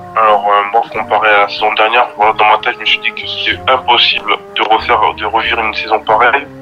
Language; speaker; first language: French; native; French